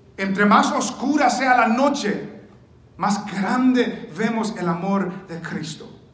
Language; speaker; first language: Spanish; early bilingual, heritage; Spanish